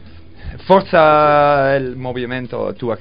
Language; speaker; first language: Spanish; non-native, learner; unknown